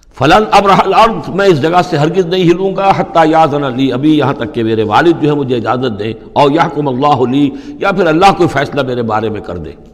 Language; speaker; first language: Urdu; non-native, local second language; Punjabi